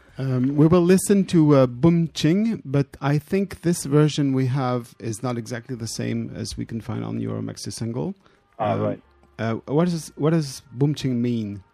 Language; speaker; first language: English; non-native, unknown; French